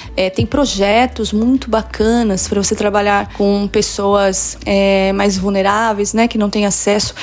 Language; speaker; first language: Portuguese; native; Portuguese